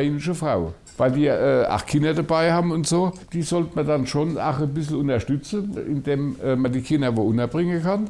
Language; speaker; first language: German; native; German